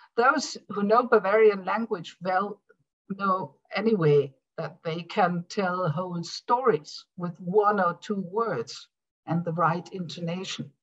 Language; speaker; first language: English; non-native, fluent; German